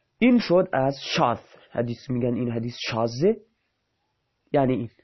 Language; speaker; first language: Persian; non-native, local second language; Baluchi